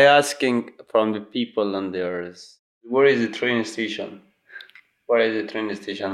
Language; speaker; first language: English; non-native, learner; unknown